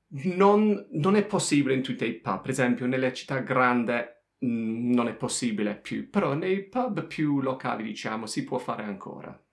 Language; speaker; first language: Italian; non-native, fluent; English